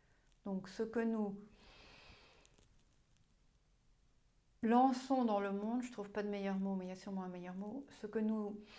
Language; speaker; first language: French; non-native, fluent; German